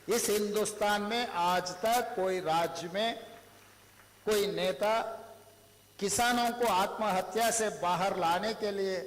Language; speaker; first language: Hindi; non-native, local second language; Telugu